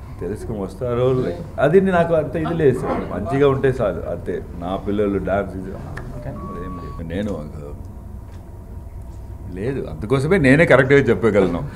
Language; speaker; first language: Telugu; non-native, learner; Tamil